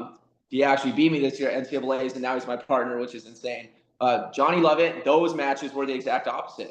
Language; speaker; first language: English; native; English